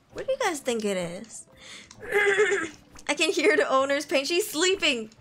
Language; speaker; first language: English; non-native, local second language; Min Nan Chinese